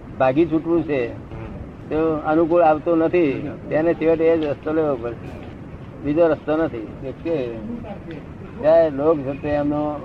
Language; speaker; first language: Gujarati; native; Gujarati